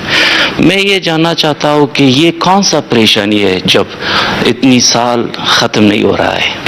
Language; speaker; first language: Hindi; non-native, fluent; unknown